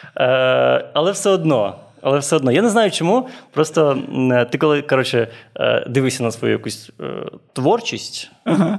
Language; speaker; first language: Ukrainian; native; Ukrainian